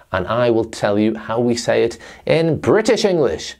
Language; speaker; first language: English; native; English